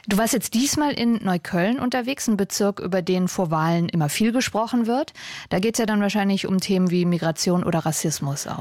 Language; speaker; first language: German; native; German